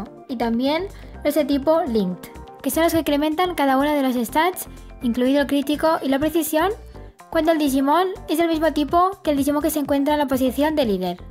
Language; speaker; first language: Spanish; native; Spanish